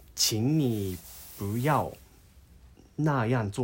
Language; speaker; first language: Chinese; non-native, learner; Japanese